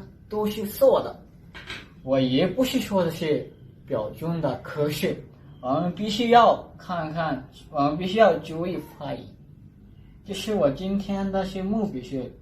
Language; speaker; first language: Chinese; non-native, fluent; Urdu